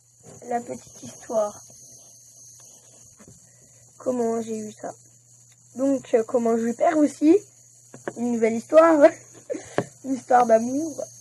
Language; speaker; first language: French; native; French